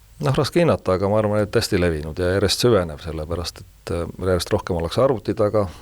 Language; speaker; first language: Estonian; native; Estonian